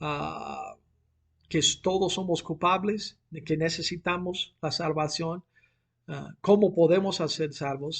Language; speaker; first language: Spanish; non-native, fluent; English